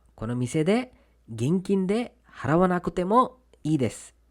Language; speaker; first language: Japanese; non-native, fluent; Kannada